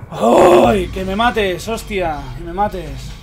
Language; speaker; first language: Spanish; native; Spanish